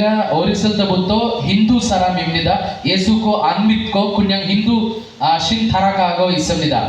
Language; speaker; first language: Korean; non-native, learner; Telugu